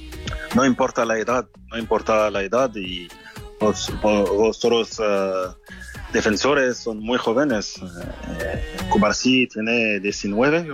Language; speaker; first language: Spanish; non-native, learner; French